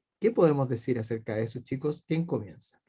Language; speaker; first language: Spanish; native; Spanish